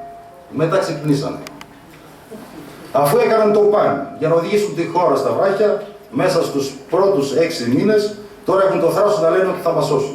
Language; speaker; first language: Greek; native; Greek